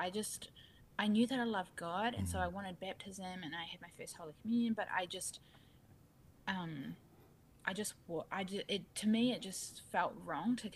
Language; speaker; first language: English; native; English